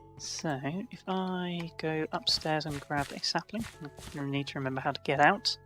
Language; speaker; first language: English; native; English